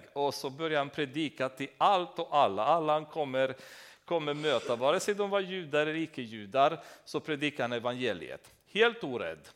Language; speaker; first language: Swedish; non-native, fluent; Romanian